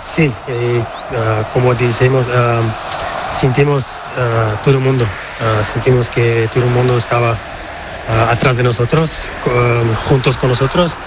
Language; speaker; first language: Spanish; non-native, learner; Portuguese